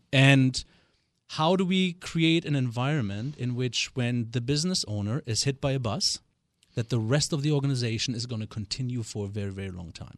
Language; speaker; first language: English; non-native, fluent; German